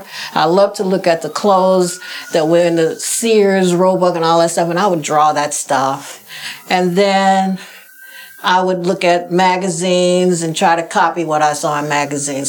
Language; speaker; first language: English; native; English